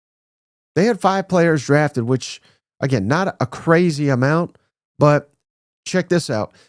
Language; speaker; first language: English; native; English